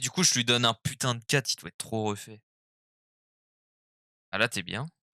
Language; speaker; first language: French; native; French